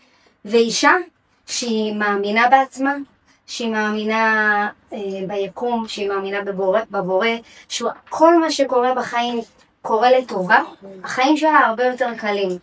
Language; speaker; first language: Hebrew; native; Hebrew